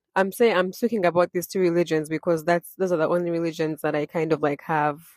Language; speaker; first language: English; non-native, local second language; Ganda